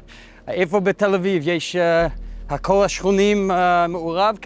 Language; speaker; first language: Hebrew; non-native, learner; English